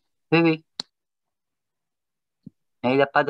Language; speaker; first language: French; non-native, fluent; Croatian